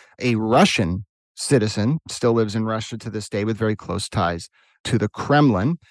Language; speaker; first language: English; native; English